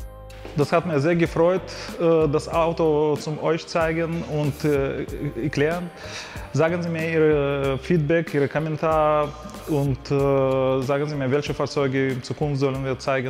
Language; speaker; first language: German; non-native, fluent; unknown